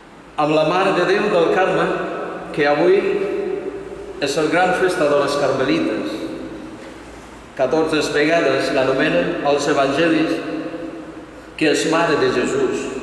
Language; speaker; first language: Catalan; non-native, fluent; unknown